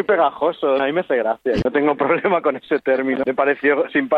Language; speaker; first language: Spanish; native; Spanish